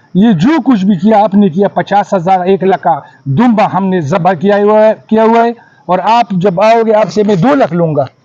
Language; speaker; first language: Urdu; non-native, local second language; Pashto